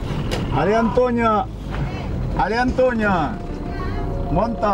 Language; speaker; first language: French; native; French